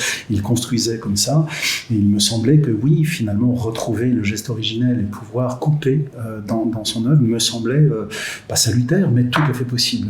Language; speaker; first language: French; native; French